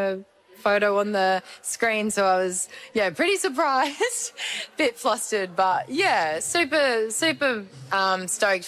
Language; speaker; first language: English; native; English